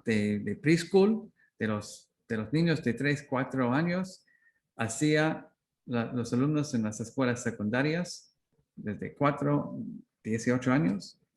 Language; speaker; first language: Spanish; non-native, learner; English